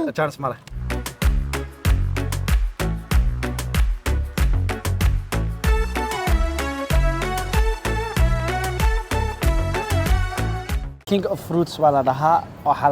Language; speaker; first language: Somali; native; Somali